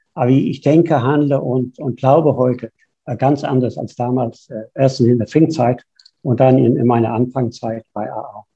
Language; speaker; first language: German; non-native, fluent; English